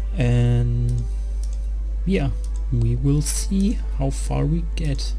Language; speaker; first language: English; non-native, learner; German